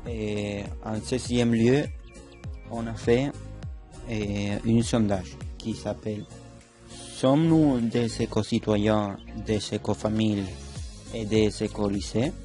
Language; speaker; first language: French; non-native, learner; Spanish